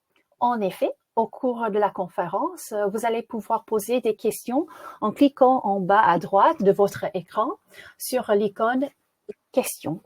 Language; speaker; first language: French; non-native, fluent; English